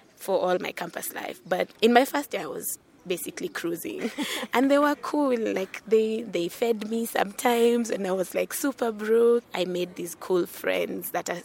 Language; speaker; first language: English; non-native, local second language; Luo (Kenya and Tanzania)